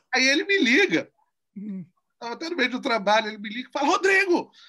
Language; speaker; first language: Portuguese; native; Portuguese